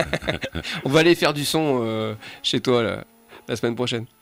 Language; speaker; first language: French; native; French